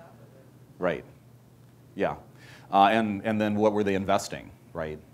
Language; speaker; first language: English; native; English